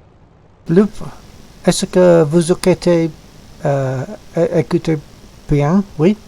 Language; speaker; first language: French; non-native, learner; English